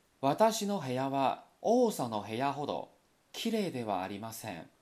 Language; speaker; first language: Japanese; non-native, fluent; Chinese